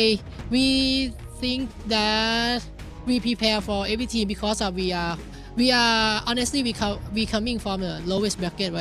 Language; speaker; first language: English; non-native, learner; Thai